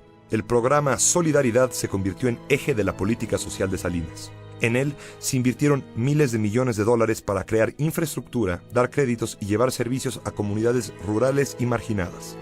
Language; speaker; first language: Spanish; native; Spanish